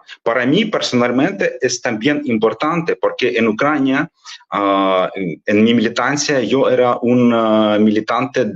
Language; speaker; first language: Spanish; non-native, fluent; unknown